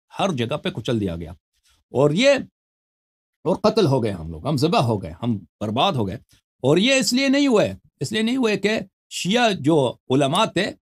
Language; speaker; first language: Urdu; non-native, fluent; Persian